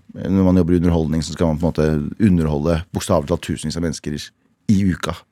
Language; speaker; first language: Norwegian; early bilingual, other home language; Kurdish